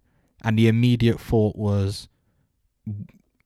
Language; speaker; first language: English; native; English